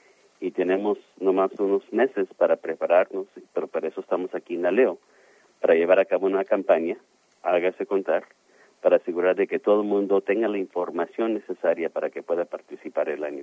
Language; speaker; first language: Spanish; early bilingual, heritage; Spanish